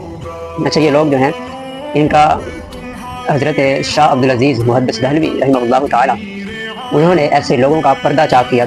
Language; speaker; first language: Urdu; native; Urdu